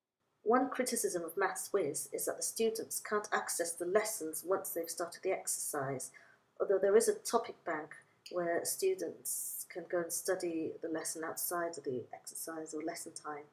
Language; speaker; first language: English; native; English